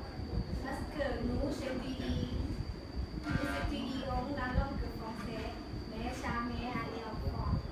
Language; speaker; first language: French; non-native, learner; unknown